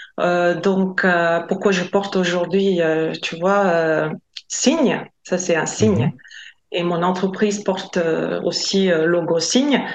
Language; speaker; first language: French; non-native, fluent; Latvian